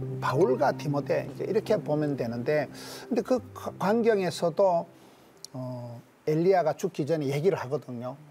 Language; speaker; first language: Korean; native; Korean